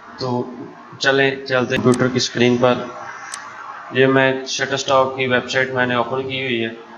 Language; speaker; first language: Urdu; non-native, local second language; Punjabi